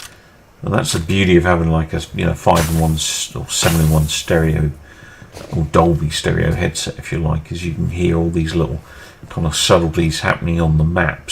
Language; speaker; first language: English; native; English